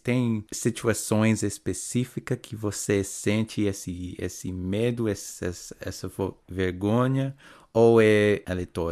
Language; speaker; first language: Portuguese; non-native, fluent; English